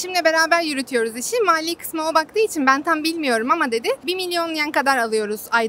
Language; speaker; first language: Turkish; native; Turkish